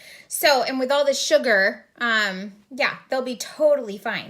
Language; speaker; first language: English; native; English